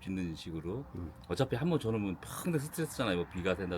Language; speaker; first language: Korean; native; Korean